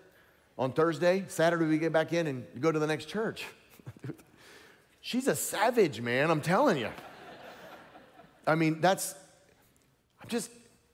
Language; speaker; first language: English; native; English